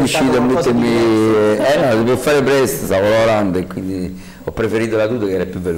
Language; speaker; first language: Italian; native; Italian